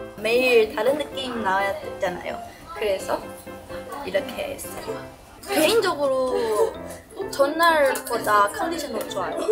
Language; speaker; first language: Korean; non-native, fluent; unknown